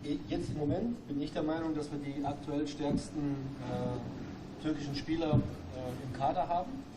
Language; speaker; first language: German; native; German